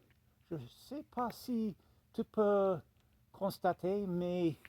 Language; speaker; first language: French; non-native, fluent; English